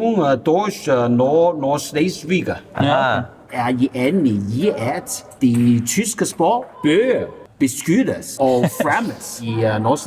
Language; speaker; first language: Danish; non-native, learner; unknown